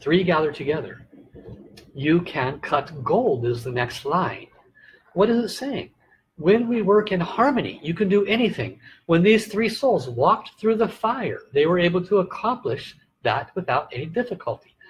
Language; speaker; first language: English; native; English